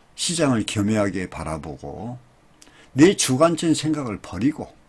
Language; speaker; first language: Korean; native; Korean